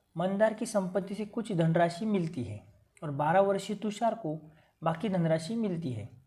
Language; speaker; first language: Hindi; non-native, local second language; Marathi